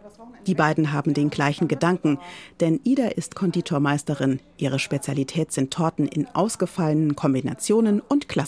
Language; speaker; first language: German; native; German